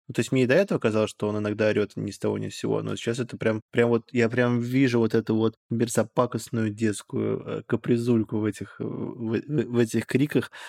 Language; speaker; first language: Russian; native; Russian